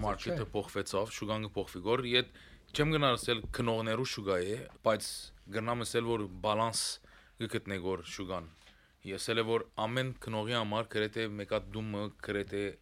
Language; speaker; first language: Armenian; early bilingual, heritage; Armenian